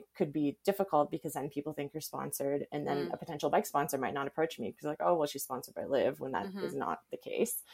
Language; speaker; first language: English; native; English